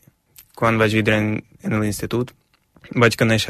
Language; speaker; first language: Catalan; non-native, fluent; Ukrainian